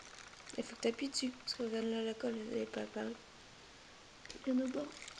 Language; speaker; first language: French; native; French